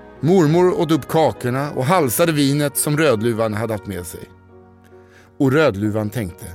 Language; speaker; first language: Swedish; native; Swedish